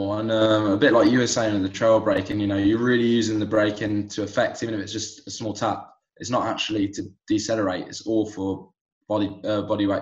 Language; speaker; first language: English; native; English